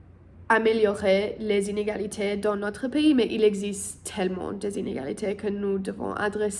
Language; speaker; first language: French; non-native, learner; English